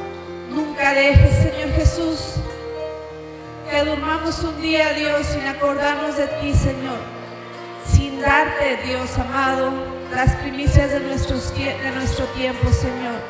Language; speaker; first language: Spanish; native; Spanish